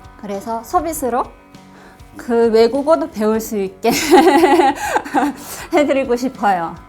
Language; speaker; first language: Korean; non-native, fluent; Russian